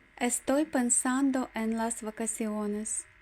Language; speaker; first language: Spanish; non-native, fluent; Ukrainian